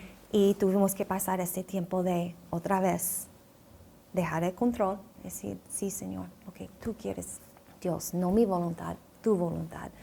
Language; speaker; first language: Spanish; non-native, fluent; English